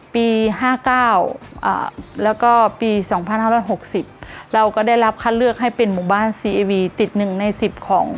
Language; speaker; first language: Thai; native; Thai